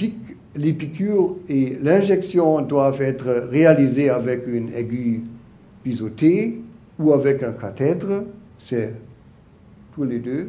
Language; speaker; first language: French; non-native, learner; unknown